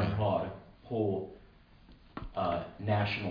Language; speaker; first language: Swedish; non-native, learner; English